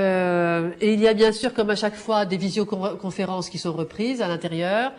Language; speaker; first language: French; native; French